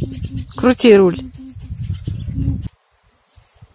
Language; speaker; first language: Russian; native; Russian